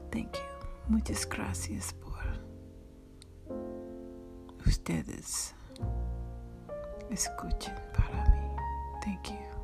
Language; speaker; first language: Spanish; non-native, learner; English